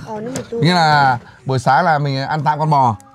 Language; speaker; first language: Vietnamese; native; Vietnamese